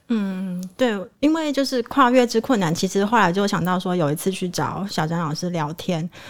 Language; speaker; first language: Chinese; native; Chinese